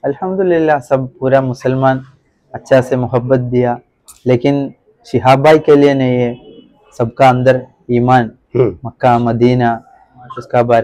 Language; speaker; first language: Hindi; non-native, local second language; Malayalam